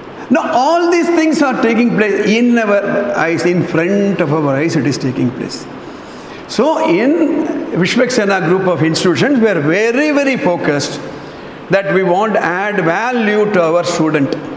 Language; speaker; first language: English; non-native, local second language; Tamil